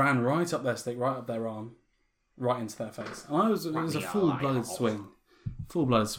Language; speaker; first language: English; native; English